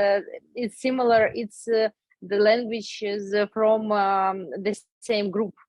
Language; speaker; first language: English; non-native, learner; Ukrainian